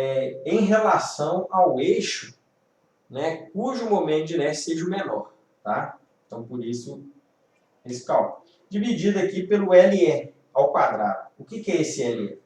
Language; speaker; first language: Portuguese; native; Portuguese